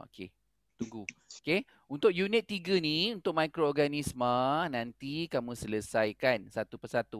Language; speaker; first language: Malay; native; Malay